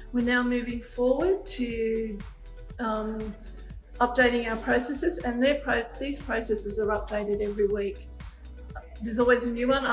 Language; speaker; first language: English; native; English